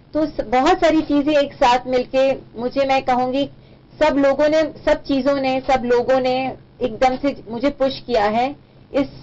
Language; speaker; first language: Hindi; native; Hindi